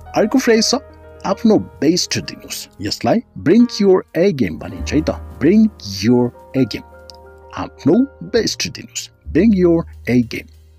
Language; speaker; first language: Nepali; native; Nepali